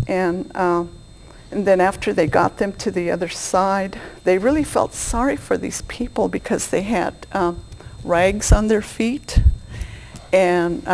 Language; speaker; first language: English; native; English